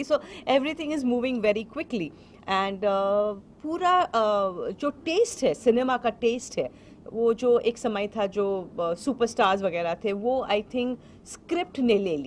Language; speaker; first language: Hindi; native; Hindi